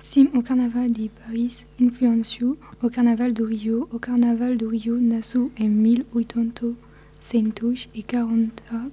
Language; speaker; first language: Portuguese; non-native, learner; French